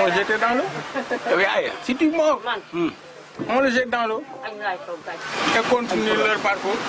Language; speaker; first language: French; non-native, local second language; Wolof